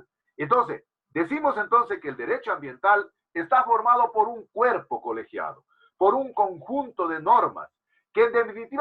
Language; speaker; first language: Spanish; native; Spanish